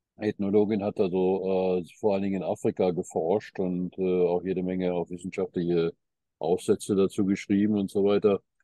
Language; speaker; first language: German; early bilingual, heritage; German